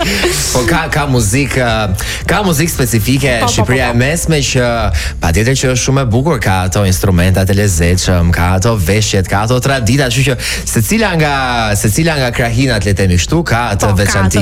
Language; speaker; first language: Albanian; native; Albanian